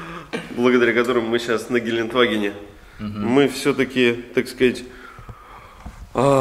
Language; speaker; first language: Russian; native; Russian